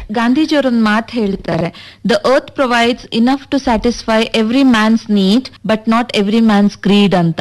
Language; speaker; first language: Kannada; native; Kannada